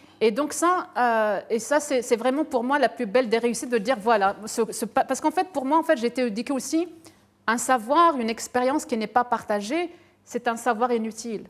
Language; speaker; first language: French; early bilingual, other home language; Arabic